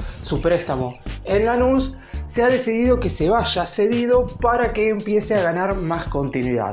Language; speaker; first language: Spanish; native; Spanish